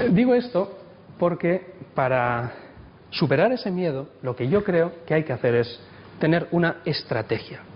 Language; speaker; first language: Spanish; non-native, local second language; Catalan